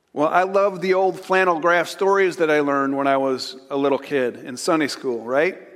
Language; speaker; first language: English; native; English